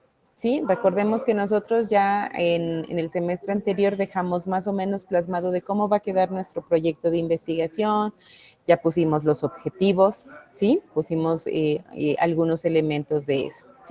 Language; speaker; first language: Spanish; native; Spanish